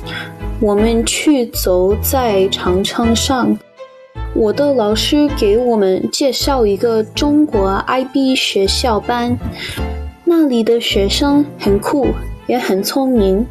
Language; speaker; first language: Chinese; non-native, learner; English